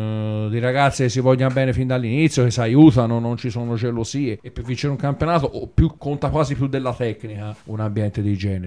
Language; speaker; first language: Italian; native; Italian